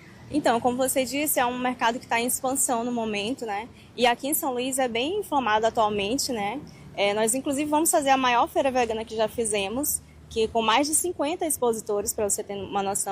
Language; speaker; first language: Portuguese; native; Portuguese